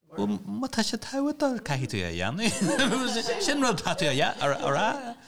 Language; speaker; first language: Irish; non-native, local second language; English